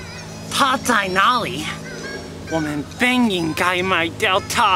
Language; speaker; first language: Chinese; non-native, learner; English